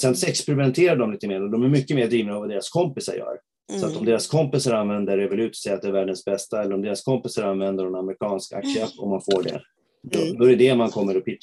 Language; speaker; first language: Swedish; native; Swedish